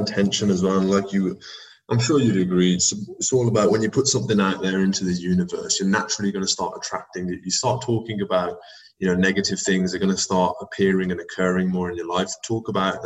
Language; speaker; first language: English; native; English